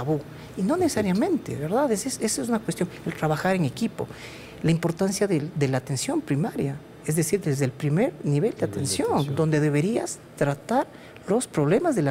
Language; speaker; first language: Spanish; native; Spanish